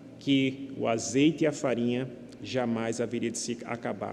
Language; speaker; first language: Portuguese; native; Portuguese